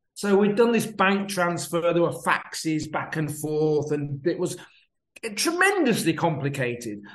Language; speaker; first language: English; native; English